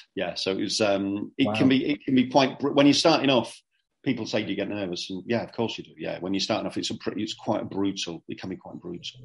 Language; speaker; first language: English; native; English